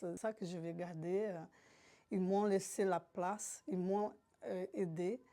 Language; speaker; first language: French; non-native, fluent; Portuguese